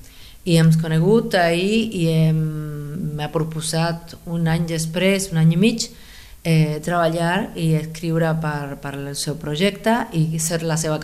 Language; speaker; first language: Catalan; non-native, fluent; Spanish